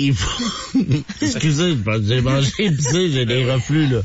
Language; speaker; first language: French; native; French